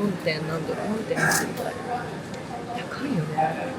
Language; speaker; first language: Japanese; native; Japanese